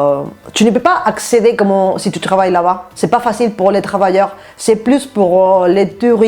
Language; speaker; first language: French; non-native, fluent; Spanish